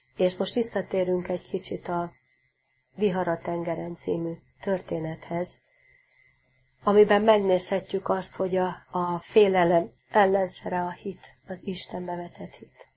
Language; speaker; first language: Hungarian; native; Hungarian